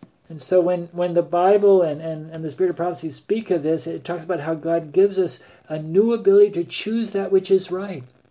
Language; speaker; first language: English; native; English